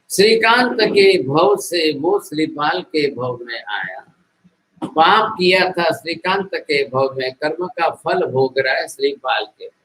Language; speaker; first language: Hindi; non-native, local second language; Gujarati